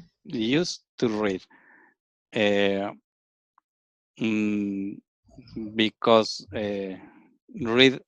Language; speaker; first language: English; non-native, learner; Spanish